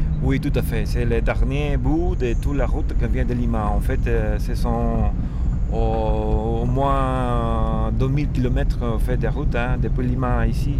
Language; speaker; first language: French; non-native, fluent; Spanish